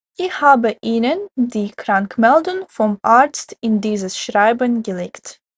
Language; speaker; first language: German; non-native, fluent; Ukrainian